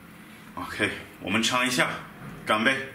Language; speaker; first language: Chinese; non-native, fluent; German